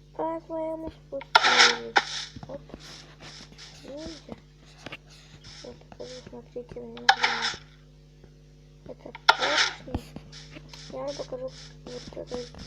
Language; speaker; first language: Russian; native; Russian